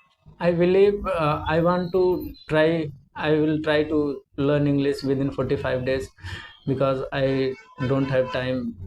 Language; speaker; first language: English; non-native, learner; Hindi